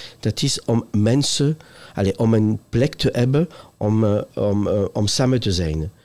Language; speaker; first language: Dutch; non-native, local second language; French